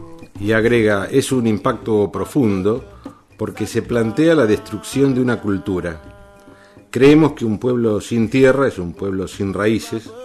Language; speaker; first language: Spanish; native; Spanish